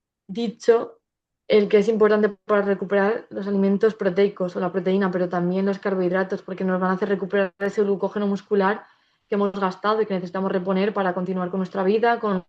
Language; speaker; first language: Spanish; native; Spanish